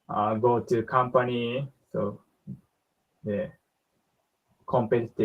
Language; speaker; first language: English; non-native, learner; Japanese